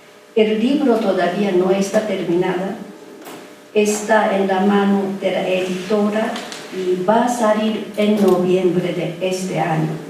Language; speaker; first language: Spanish; non-native, fluent; Japanese